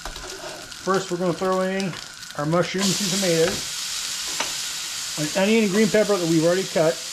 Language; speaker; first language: English; native; English